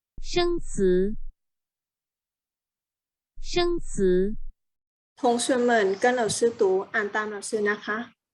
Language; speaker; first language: Chinese; non-native, fluent; Thai